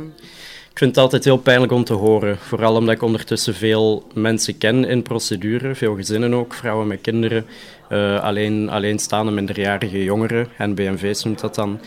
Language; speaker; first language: Dutch; native; Dutch